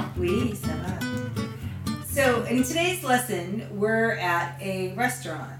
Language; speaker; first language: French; non-native, fluent; English